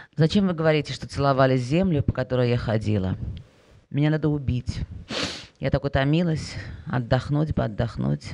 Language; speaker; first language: Hebrew; non-native, fluent; Russian